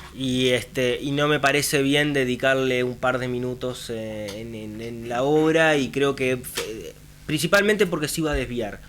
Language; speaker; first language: Spanish; native; Spanish